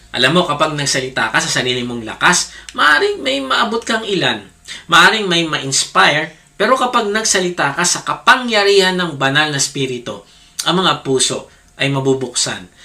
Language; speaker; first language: Filipino; native; Filipino